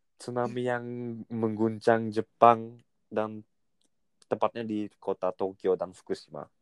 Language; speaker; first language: Indonesian; native; Indonesian